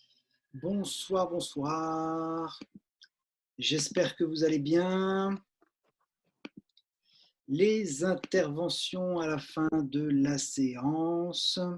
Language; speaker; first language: French; native; French